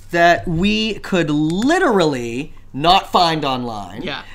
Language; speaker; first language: English; native; English